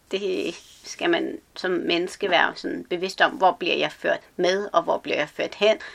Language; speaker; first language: Danish; early bilingual, other home language; Arabic